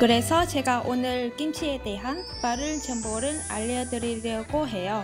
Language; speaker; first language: Korean; non-native, fluent; Vietnamese